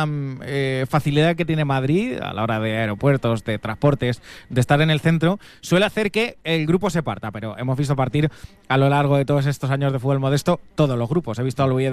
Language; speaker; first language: Spanish; native; Spanish